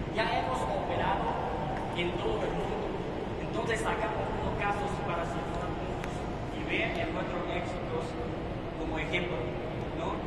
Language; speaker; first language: Spanish; non-native, fluent; Chinese